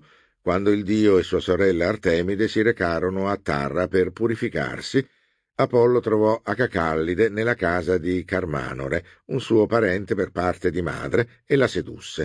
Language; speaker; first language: Italian; native; Italian